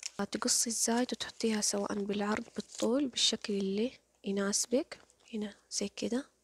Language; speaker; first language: Arabic; native; Arabic